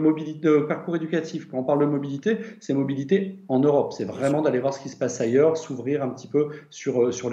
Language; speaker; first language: French; native; French